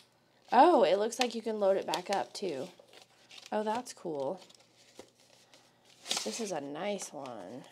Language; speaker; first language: English; native; English